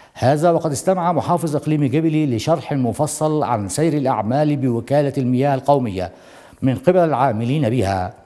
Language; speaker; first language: Arabic; non-native, local second language; Somali